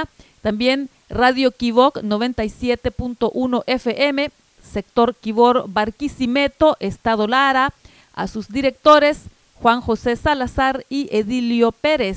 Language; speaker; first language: Spanish; native; Spanish